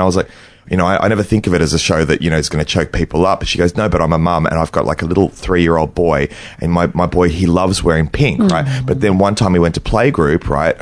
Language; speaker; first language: English; native; English